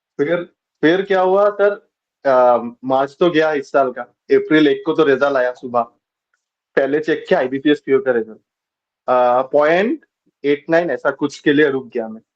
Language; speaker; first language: Hindi; non-native, local second language; Bangla